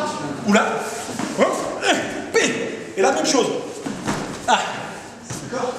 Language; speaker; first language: French; native; French